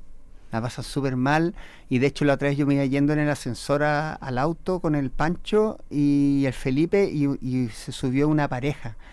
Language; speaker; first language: Spanish; native; Spanish